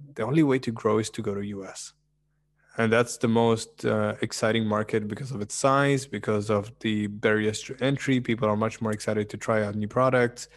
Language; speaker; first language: English; early bilingual, other home language; Russian